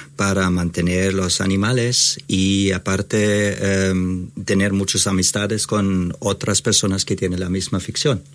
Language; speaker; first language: Spanish; non-native, fluent; German